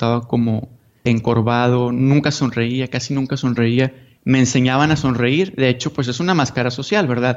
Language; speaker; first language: Spanish; native; Spanish